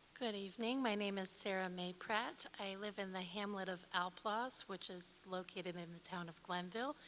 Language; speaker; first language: English; native; English